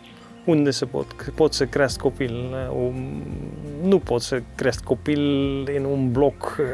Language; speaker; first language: Romanian; non-native, learner; Dutch